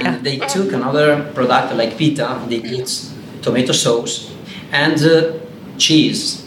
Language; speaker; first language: English; non-native, learner; Italian